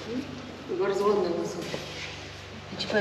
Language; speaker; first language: Polish; native; Polish